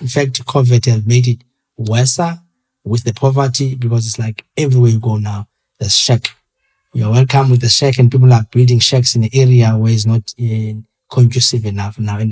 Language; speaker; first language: English; non-native, local second language; Xhosa